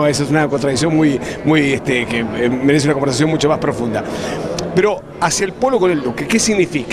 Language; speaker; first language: Spanish; native; Spanish